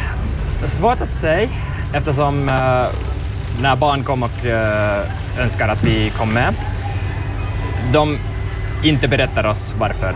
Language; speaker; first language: Swedish; non-native, learner; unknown